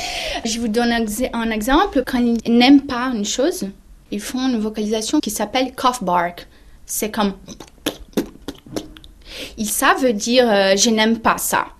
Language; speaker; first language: French; non-native, fluent; Portuguese